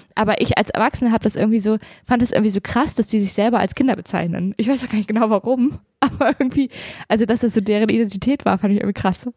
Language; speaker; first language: German; native; German